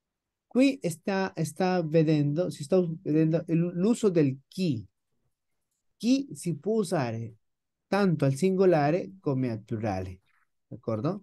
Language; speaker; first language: Italian; non-native, fluent; Spanish